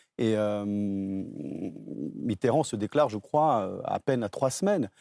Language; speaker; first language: French; early bilingual, other home language; Portuguese